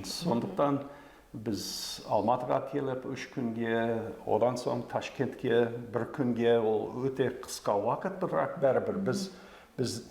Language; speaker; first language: Kazakh; non-native, fluent; English